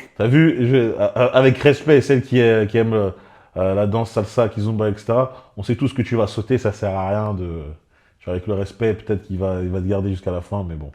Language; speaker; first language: French; native; French